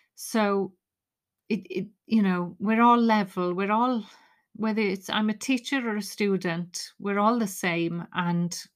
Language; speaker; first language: English; native; English